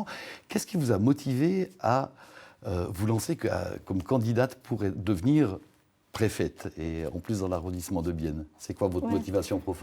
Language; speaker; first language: French; native; French